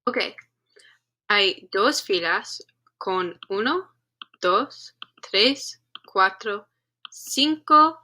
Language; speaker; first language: Spanish; non-native, learner; English